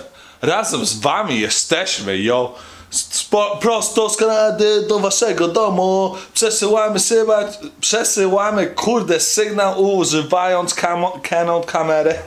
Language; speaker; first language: Polish; early bilingual, heritage; Polish